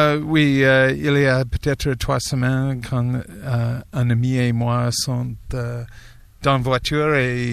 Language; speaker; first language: French; non-native, learner; English